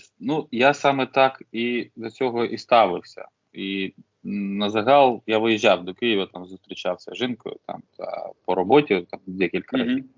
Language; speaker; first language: Ukrainian; non-native, local second language; Russian